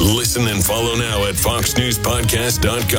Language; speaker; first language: English; native; English